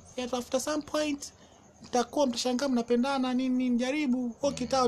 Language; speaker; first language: Swahili; native; Swahili